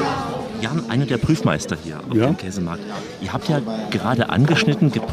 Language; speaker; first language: German; native; German